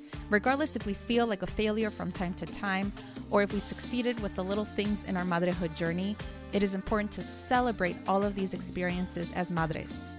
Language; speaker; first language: English; early bilingual, other home language; Spanish